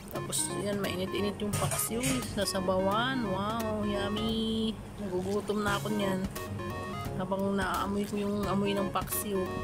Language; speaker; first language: Filipino; non-native, local second language; Cebuano